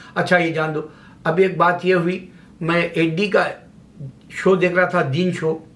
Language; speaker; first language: Urdu; native; Urdu